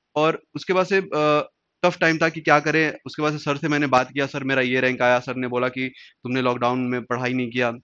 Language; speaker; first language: Hindi; native; Hindi